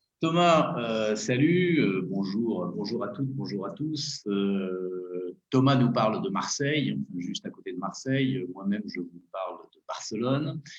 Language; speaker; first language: French; native; French